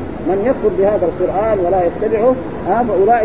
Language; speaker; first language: Arabic; native; Arabic